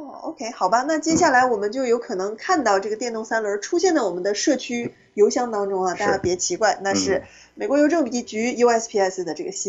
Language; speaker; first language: Chinese; native; Chinese